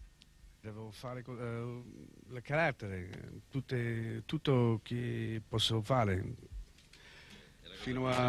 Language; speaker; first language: Italian; non-native, learner; English